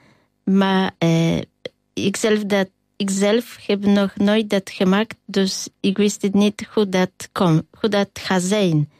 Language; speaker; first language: Dutch; non-native, fluent; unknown